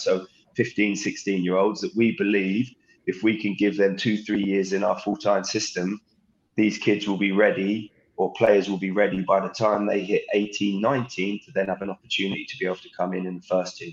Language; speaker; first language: English; native; English